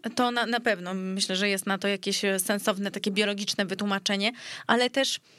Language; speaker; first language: Polish; early bilingual, heritage; Greek